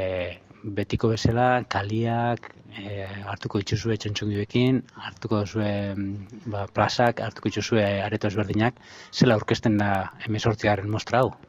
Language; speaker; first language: Basque; native; Basque